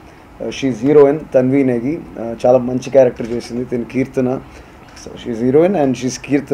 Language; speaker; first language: Telugu; native; Telugu